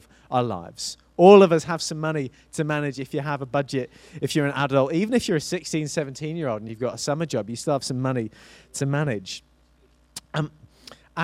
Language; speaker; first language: English; native; English